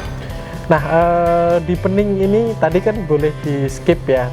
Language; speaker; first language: Indonesian; native; Indonesian